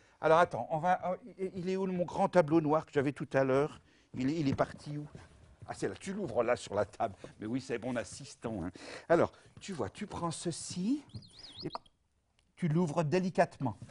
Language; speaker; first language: French; native; French